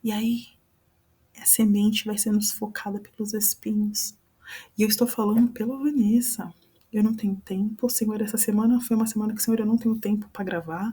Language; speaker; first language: Portuguese; native; Portuguese